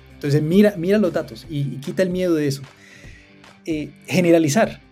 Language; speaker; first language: Spanish; native; Spanish